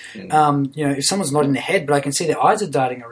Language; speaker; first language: English; native; English